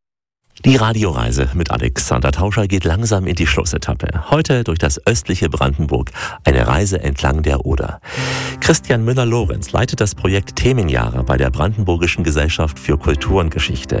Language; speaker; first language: German; native; German